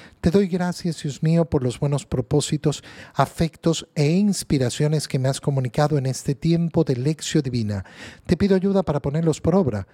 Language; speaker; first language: Spanish; native; Spanish